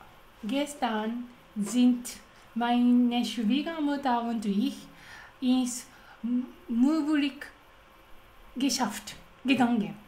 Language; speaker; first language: German; non-native, learner; Japanese